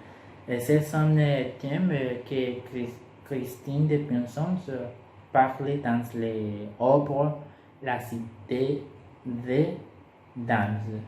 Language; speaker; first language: French; non-native, learner; Spanish